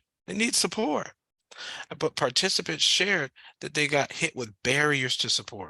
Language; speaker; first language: English; native; English